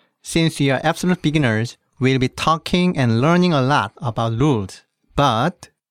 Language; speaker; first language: English; early bilingual, other home language; Korean